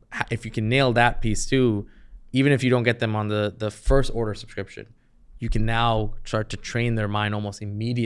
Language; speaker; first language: English; native; English